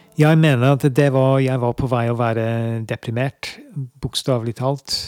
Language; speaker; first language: Norwegian; non-native, fluent; English